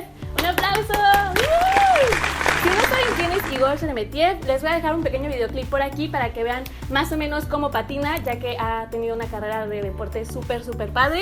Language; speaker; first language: Spanish; native; Spanish